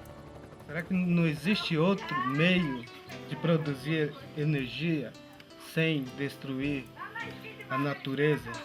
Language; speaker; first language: Portuguese; non-native, local second language; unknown